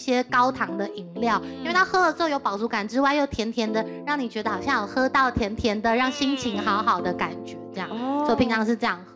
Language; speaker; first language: Chinese; native; Chinese